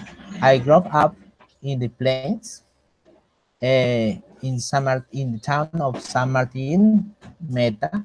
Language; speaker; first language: English; non-native, learner; Spanish